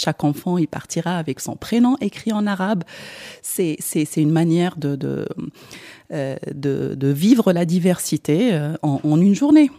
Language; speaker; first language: French; non-native, local second language; Arabic